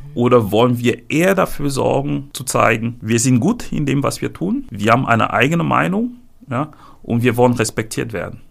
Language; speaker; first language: German; non-native, fluent; French